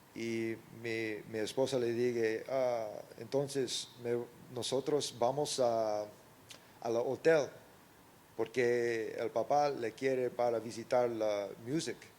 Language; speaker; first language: Spanish; early bilingual, heritage; English